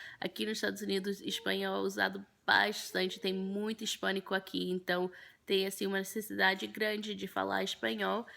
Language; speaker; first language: Portuguese; early bilingual, heritage; Portuguese